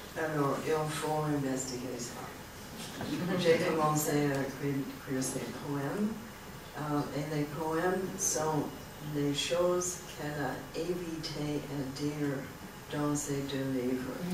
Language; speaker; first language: French; non-native, learner; English